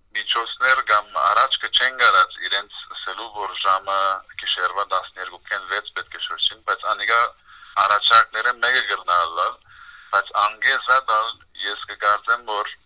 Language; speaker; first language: Armenian; early bilingual, heritage; Armenian